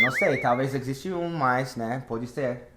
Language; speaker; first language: Portuguese; non-native, fluent; English